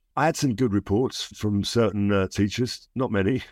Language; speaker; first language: English; native; English